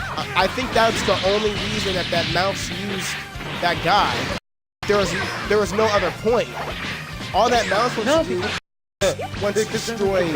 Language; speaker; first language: English; native; English